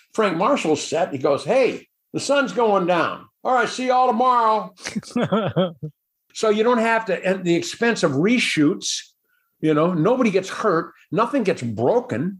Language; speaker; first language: English; native; English